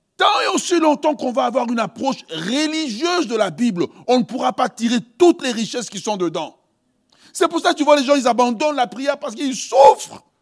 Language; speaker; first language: French; early bilingual, other home language; Lingala